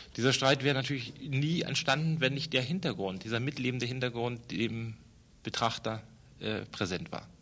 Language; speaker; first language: German; native; German